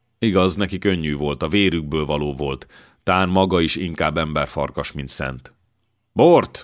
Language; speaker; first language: Hungarian; native; Hungarian